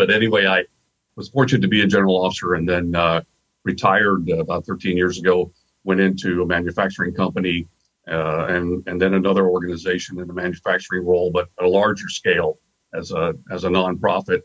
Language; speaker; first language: English; native; English